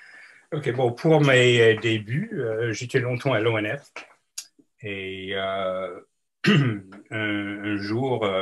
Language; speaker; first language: French; non-native, local second language; English